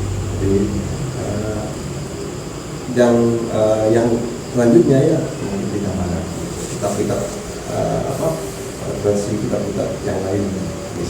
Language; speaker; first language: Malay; non-native, local second language; Javanese